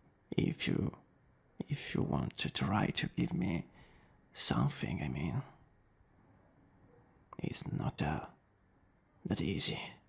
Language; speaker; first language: English; non-native, fluent; Italian